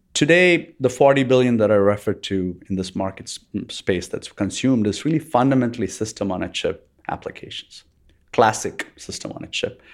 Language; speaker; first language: English; non-native, local second language; Tamil